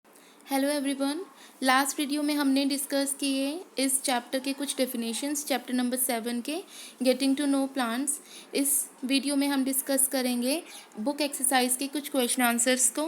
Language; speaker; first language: Hindi; native; Hindi